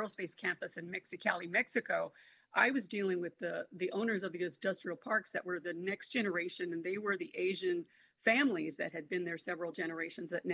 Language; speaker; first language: English; non-native, local second language; Spanish